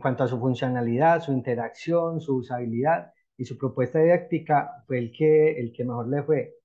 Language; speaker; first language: Spanish; native; Spanish